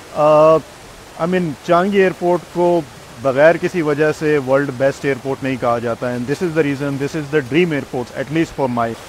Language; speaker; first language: Urdu; non-native, local second language; Punjabi